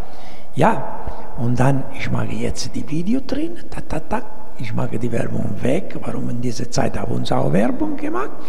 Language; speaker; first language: German; non-native, fluent; Italian